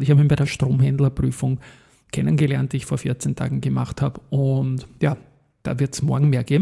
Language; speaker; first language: German; native; German